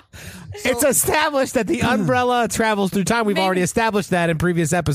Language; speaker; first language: English; native; English